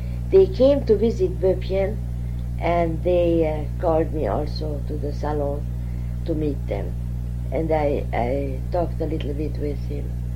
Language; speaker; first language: English; non-native, fluent; Hungarian